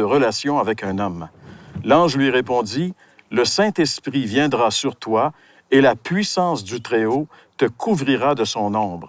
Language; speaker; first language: French; native; French